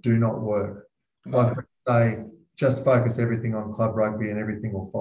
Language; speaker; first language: English; native; English